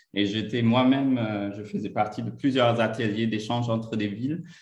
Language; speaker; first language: French; non-native, fluent; German